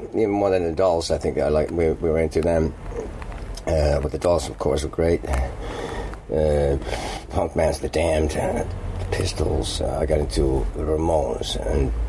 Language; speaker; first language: English; non-native, fluent; Finnish